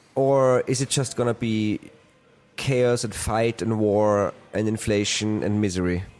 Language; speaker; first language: English; non-native, fluent; German